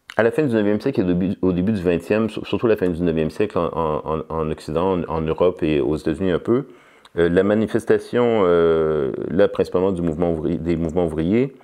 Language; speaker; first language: French; native; French